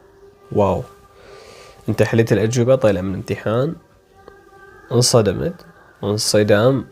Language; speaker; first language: Arabic; native; Arabic